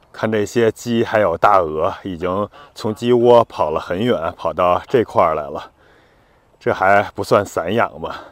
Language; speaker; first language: Chinese; native; Chinese